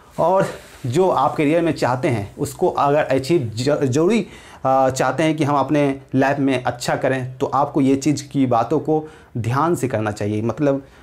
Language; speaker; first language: Hindi; native; Hindi